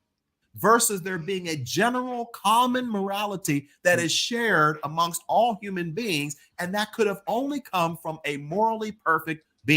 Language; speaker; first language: English; native; English